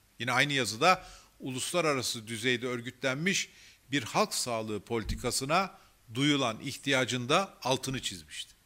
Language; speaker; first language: Turkish; native; Turkish